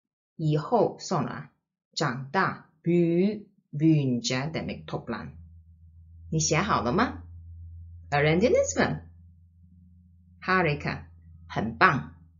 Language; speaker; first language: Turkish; non-native, fluent; Chinese